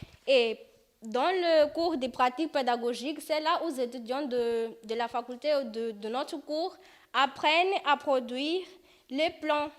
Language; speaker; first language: French; non-native, fluent; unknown